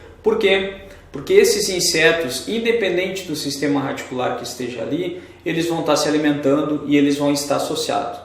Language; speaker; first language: Portuguese; native; Portuguese